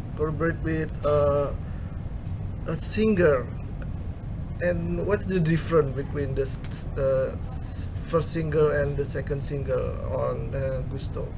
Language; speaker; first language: English; non-native, learner; Indonesian